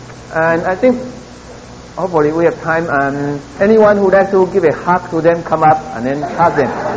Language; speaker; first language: English; non-native, fluent; Min Nan Chinese